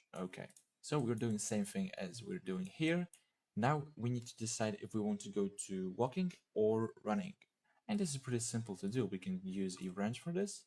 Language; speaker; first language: English; non-native, fluent; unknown